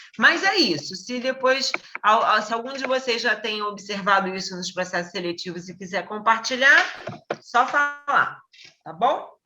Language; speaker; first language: Portuguese; native; Portuguese